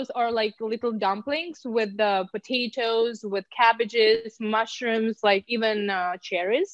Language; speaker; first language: English; non-native, fluent; Ukrainian